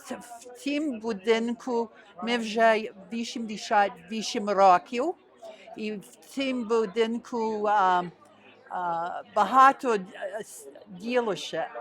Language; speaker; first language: Ukrainian; early bilingual, heritage; Ukrainian